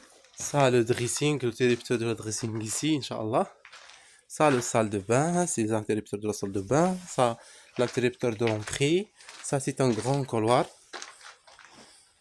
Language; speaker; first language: French; non-native, local second language; Arabic